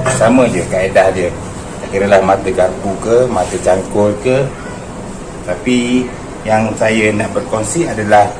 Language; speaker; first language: Malay; non-native, local second language; Javanese